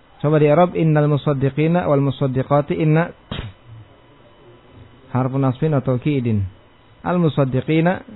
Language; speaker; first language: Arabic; non-native, fluent; Indonesian